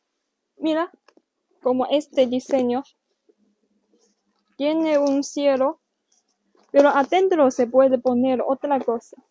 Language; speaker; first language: Spanish; non-native, learner; Chinese